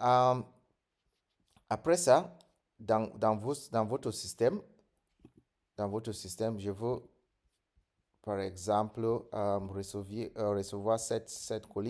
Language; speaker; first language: French; non-native, fluent; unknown